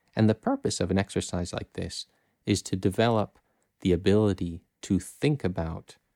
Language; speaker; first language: English; native; English